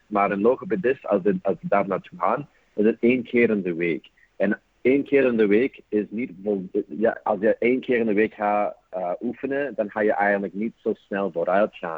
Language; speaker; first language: Dutch; non-native, fluent; English